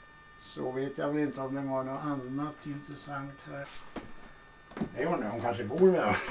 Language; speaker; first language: Swedish; native; Swedish